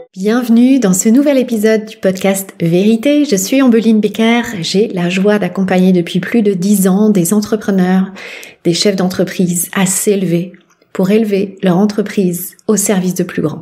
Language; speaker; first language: French; native; French